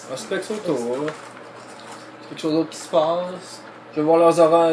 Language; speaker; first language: French; native; French